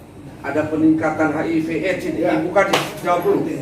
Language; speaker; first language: Indonesian; native; Indonesian